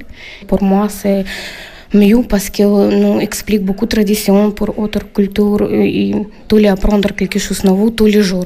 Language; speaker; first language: French; non-native, learner; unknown